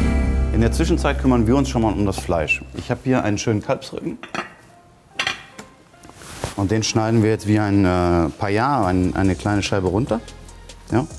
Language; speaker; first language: German; native; German